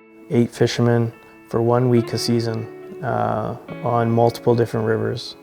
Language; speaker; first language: English; native; English